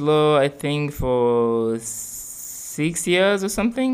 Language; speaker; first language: English; non-native, local second language; Swahili